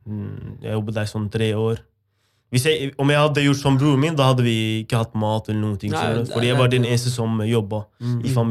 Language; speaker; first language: Norwegian; non-native, fluent; Arabic